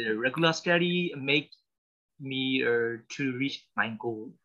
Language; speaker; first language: English; non-native, learner; Burmese